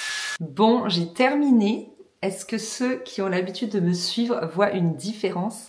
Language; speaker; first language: French; native; French